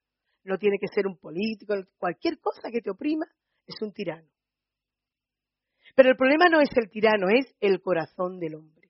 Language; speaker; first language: Spanish; native; Spanish